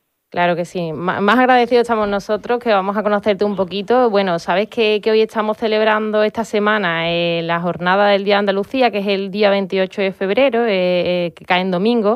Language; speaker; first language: Spanish; native; Spanish